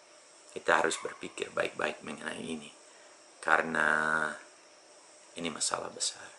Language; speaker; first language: Indonesian; non-native, fluent; English